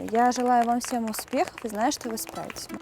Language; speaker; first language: Russian; native; Russian